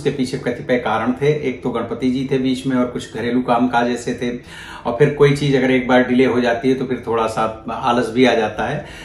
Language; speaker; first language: Hindi; native; Hindi